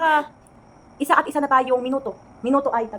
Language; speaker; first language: Filipino; native; Filipino